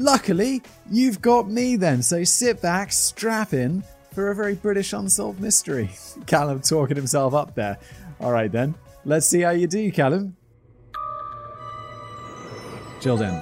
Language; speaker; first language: English; native; English